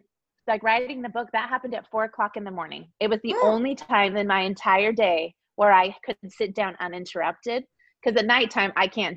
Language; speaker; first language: English; native; English